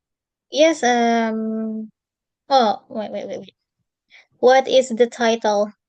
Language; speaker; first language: English; non-native, fluent; Indonesian